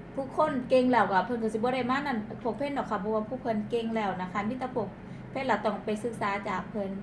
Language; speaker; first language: Thai; non-native, local second language; Northeastern Thai